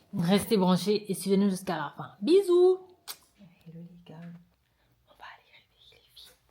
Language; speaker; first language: French; native; French